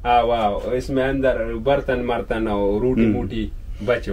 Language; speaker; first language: Hindi; non-native, local second language; Pashto